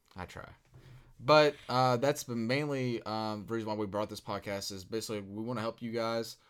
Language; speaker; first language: English; native; English